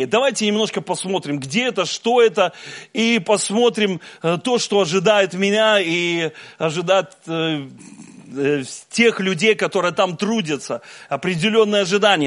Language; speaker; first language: Russian; native; Russian